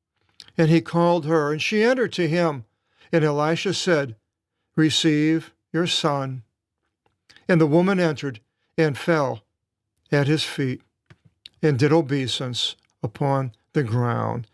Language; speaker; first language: English; native; English